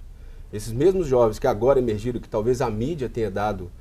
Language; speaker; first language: Portuguese; native; Portuguese